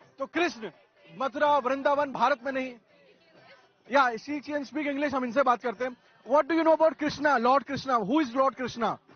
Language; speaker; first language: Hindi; native; Hindi